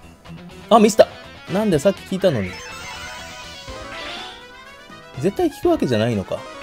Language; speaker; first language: Japanese; native; Japanese